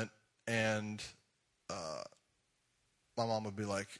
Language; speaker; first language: English; native; English